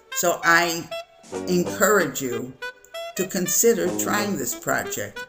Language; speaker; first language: English; native; English